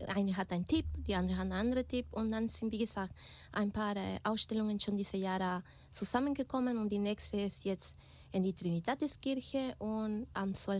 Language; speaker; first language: German; non-native, fluent; Spanish